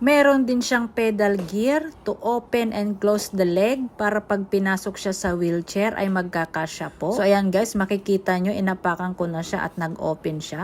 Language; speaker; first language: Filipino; native; Filipino